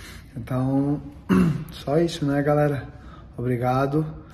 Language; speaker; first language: Portuguese; non-native, learner; English